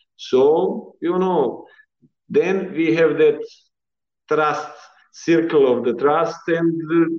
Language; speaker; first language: English; non-native, fluent; Bosnian